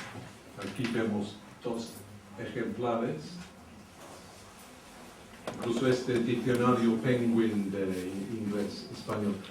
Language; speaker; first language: Spanish; early bilingual, heritage; English